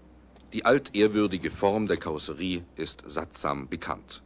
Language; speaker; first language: German; native; German